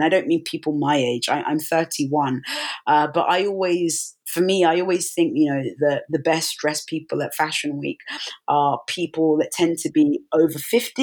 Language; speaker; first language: English; native; English